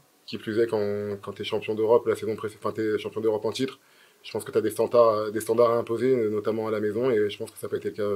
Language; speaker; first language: French; native; French